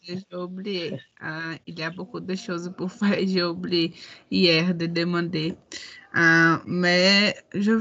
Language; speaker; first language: French; non-native, learner; Portuguese